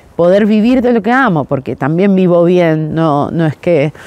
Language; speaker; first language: Spanish; native; Spanish